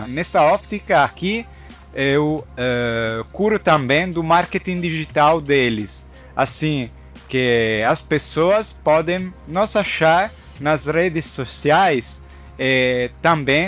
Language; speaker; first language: Portuguese; non-native, fluent; Italian